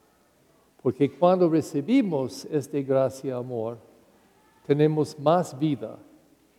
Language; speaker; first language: Spanish; non-native, learner; English